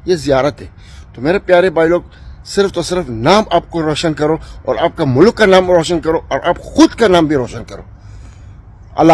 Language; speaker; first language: Hindi; non-native, fluent; Arabic